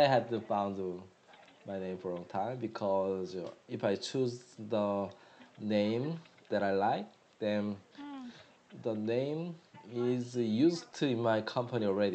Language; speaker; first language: English; non-native, learner; Korean